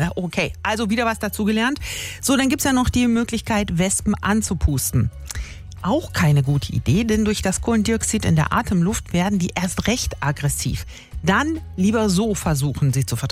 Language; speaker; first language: German; native; German